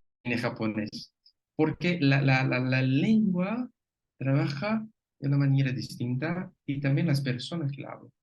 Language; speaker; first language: Spanish; non-native, fluent; Portuguese